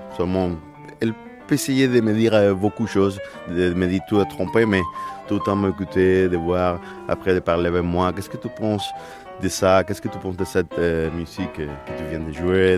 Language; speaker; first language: French; non-native, fluent; Spanish